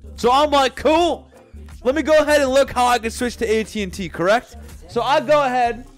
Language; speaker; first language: English; native; English